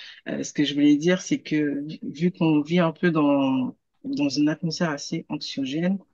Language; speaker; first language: French; native; French